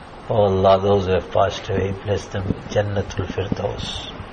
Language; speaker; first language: English; early bilingual, other home language; Urdu